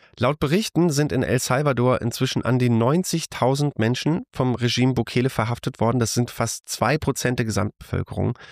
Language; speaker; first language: German; native; German